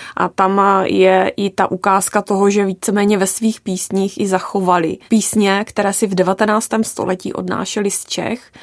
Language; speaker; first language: Czech; native; Czech